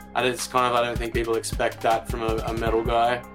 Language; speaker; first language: English; native; English